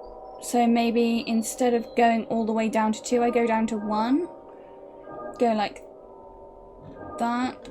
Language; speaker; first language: English; native; English